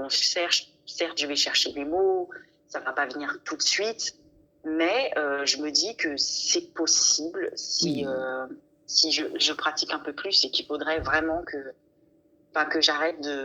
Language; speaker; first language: French; native; French